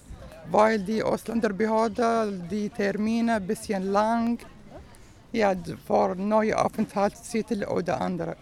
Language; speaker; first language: German; non-native, learner; Arabic